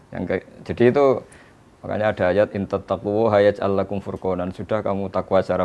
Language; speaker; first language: Indonesian; native; Indonesian